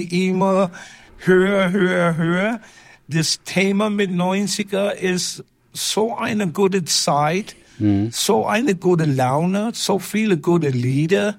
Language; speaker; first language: German; non-native, fluent; English